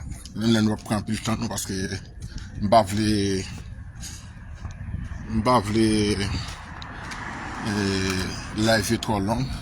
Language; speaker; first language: French; non-native, learner; Haitian Creole